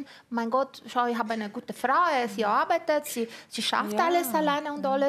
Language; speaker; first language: German; non-native, fluent; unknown